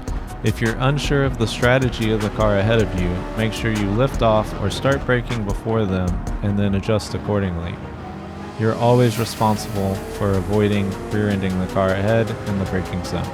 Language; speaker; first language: English; native; English